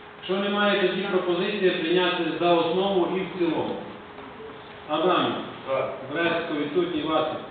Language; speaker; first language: Ukrainian; native; Ukrainian